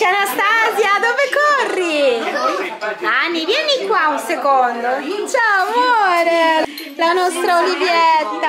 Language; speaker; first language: Italian; native; Italian